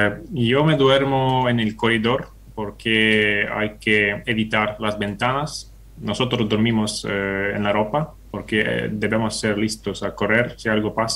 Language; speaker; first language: Spanish; non-native, fluent; Ukrainian